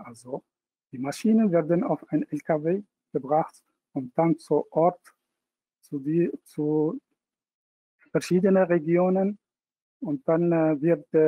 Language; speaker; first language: German; non-native, fluent; Arabic